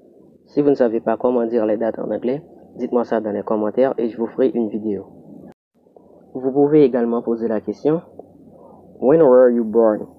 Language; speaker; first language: French; non-native, local second language; Haitian Creole